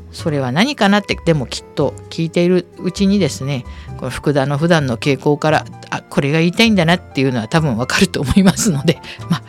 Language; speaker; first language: Japanese; native; Japanese